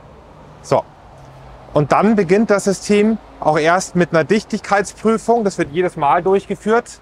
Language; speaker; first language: German; native; German